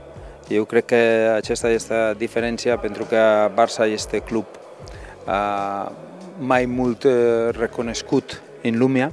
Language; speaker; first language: Romanian; non-native, learner; Spanish